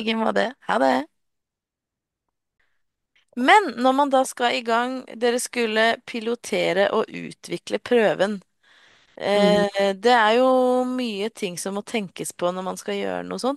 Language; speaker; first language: Norwegian; native; Norwegian